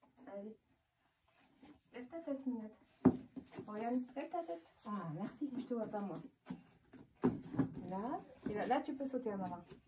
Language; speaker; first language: French; native; French